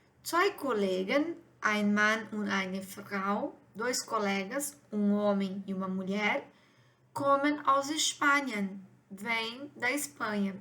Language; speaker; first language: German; non-native, fluent; Portuguese